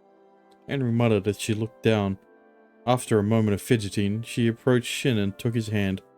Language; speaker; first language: English; native; English